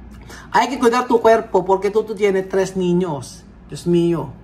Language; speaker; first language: Spanish; non-native, learner; Filipino